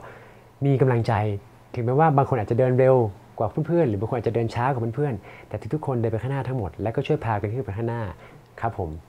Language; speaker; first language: Thai; native; Thai